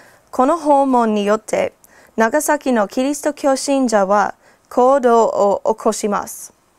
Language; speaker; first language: Japanese; non-native, fluent; English